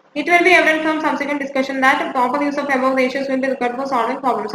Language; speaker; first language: English; non-native, local second language; Malayalam